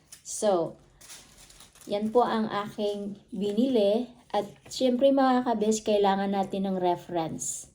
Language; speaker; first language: Filipino; non-native, local second language; Cebuano